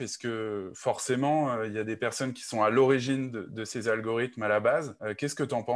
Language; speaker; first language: French; native; French